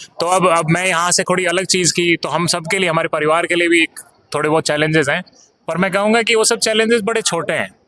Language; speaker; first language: Hindi; native; Hindi